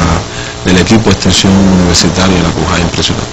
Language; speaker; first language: Spanish; native; Spanish